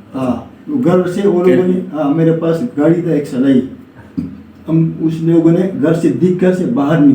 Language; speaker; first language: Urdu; non-native, local second language; Pashto